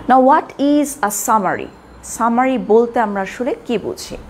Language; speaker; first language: English; non-native, local second language; Bangla